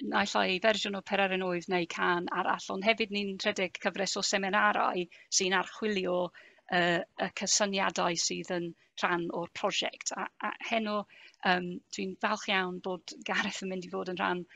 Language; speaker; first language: Welsh; non-native, fluent; English